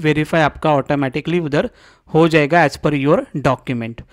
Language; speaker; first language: Hindi; non-native, local second language; Marathi